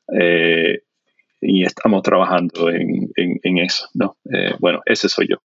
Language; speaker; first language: Spanish; non-native, fluent; English